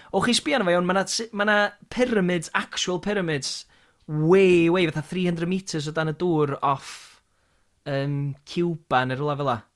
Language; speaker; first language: Welsh; native; Welsh